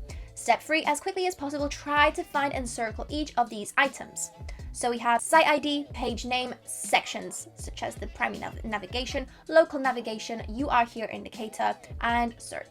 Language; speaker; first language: English; non-native, fluent; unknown